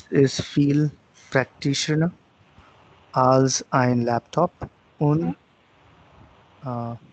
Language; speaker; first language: German; non-native, learner; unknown